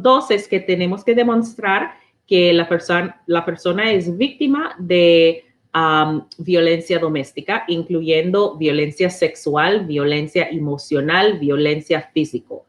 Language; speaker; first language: Spanish; non-native, learner; English